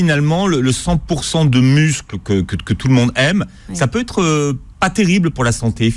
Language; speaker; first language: French; native; French